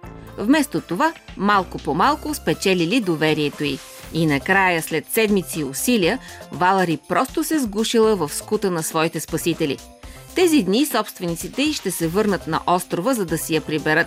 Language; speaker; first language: Bulgarian; native; Bulgarian